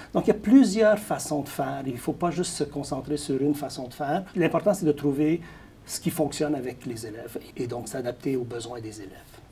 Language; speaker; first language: French; native; French